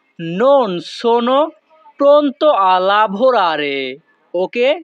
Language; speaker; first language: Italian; non-native, fluent; Bangla